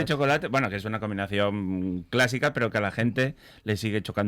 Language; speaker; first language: Spanish; native; Spanish